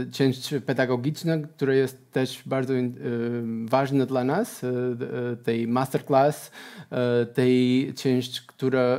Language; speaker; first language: Polish; non-native, learner; Portuguese